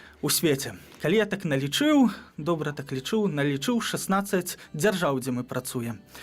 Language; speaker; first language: Belarusian; native; Belarusian